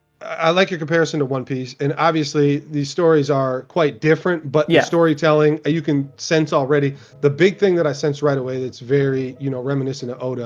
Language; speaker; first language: English; native; English